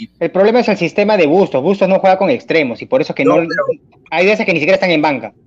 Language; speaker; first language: Spanish; native; Spanish